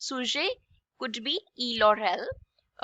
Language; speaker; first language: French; non-native, fluent; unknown